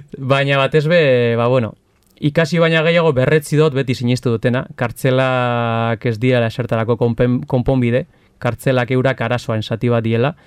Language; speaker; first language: Basque; non-native, local second language; Spanish